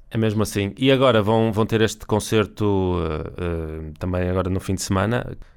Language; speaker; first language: Portuguese; native; Portuguese